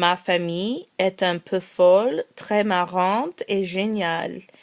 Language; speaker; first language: French; non-native, learner; English